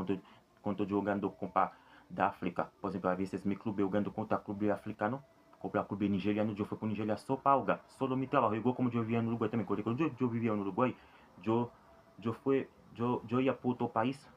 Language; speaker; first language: Spanish; non-native, learner; Haitian Creole